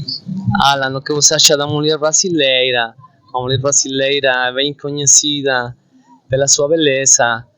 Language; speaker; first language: Portuguese; non-native, fluent; Spanish